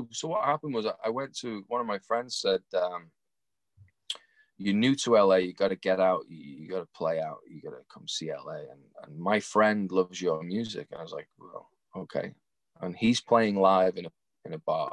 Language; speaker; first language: English; native; English